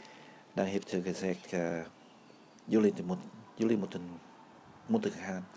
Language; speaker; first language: Dutch; early bilingual, other home language; Vietnamese